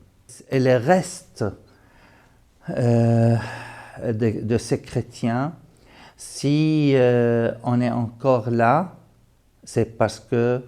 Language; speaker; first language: French; non-native, fluent; Arabic